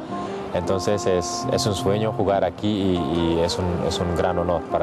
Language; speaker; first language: Spanish; non-native, fluent; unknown